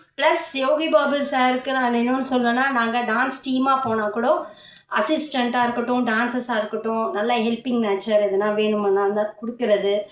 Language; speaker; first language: Tamil; native; Tamil